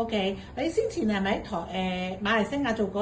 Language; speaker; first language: Cantonese; native; Cantonese